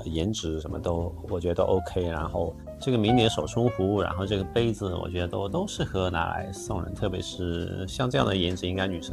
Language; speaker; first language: Chinese; native; Chinese